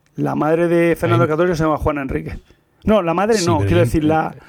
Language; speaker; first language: Spanish; native; Spanish